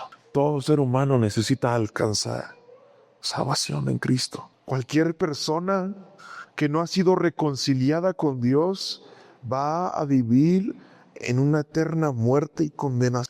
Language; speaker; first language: Spanish; native; Spanish